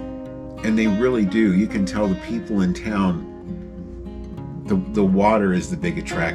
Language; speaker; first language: English; native; English